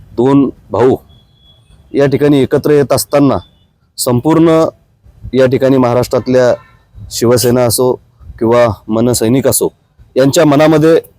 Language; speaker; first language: Marathi; native; Marathi